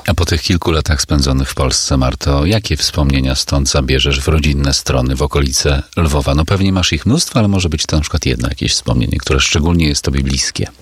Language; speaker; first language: Polish; native; Polish